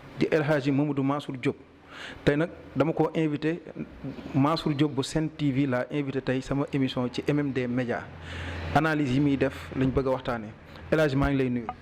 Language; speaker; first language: Wolof; native; Wolof